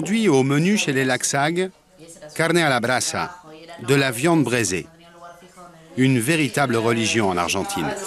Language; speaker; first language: French; native; French